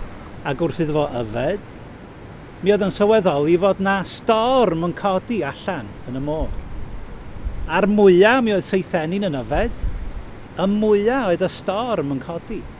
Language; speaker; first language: Welsh; native; Welsh